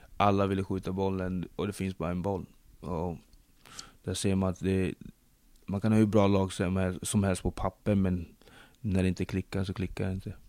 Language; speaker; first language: Swedish; early bilingual, other home language; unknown